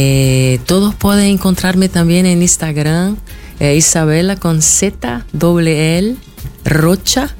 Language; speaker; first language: Spanish; non-native, fluent; Portuguese